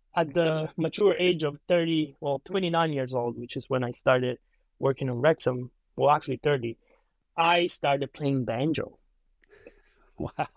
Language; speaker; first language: English; non-native, fluent; Italian